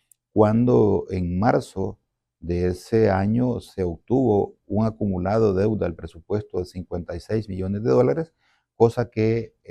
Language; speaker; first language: Spanish; native; Spanish